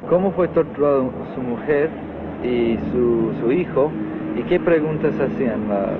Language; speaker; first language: Portuguese; non-native, fluent; Spanish